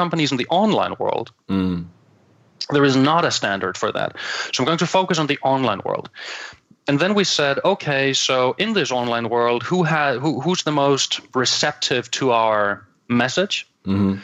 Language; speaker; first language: English; non-native, fluent; Danish